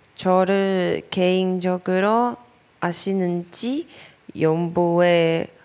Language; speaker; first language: Korean; non-native, learner; Chinese